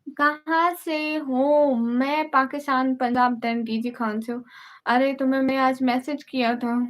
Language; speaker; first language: Urdu; non-native, local second language; Punjabi